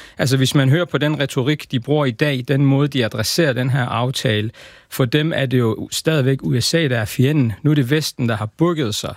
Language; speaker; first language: Danish; early bilingual, other home language; Persian